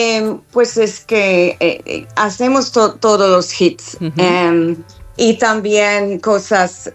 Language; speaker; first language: Spanish; non-native, fluent; English